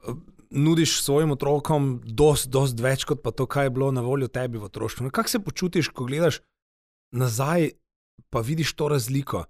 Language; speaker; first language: Slovenian; native; Slovenian